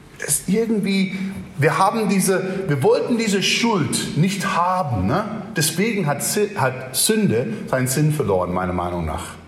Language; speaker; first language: German; non-native, fluent; English